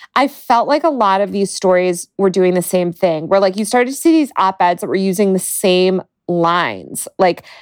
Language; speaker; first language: English; native; English